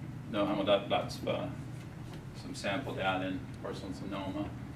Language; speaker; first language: English; early bilingual, other home language; Pennsylvania German